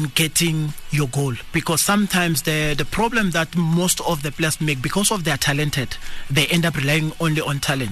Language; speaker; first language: English; non-native, local second language; Tsonga